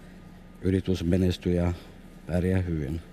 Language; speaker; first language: Finnish; non-native, fluent; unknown